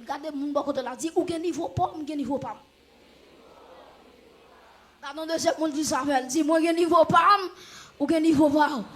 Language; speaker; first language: French; non-native, local second language; Haitian Creole